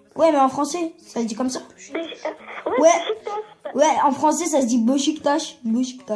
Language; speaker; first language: French; early bilingual, other home language; Turkish